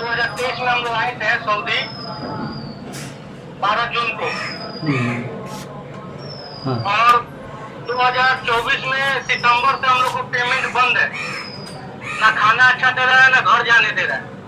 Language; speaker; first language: Hindi; non-native, local second language; Bangla